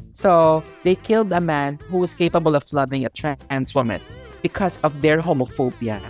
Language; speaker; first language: English; non-native, local second language; Filipino